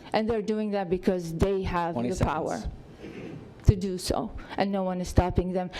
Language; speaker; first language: English; non-native, fluent; Arabic